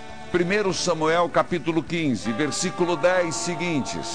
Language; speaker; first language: Portuguese; native; Portuguese